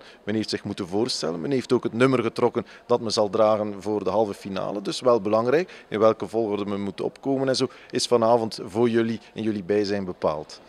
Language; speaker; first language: Dutch; native; Dutch